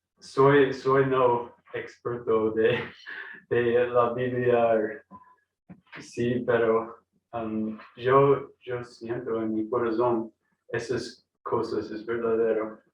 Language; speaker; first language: Spanish; non-native, learner; English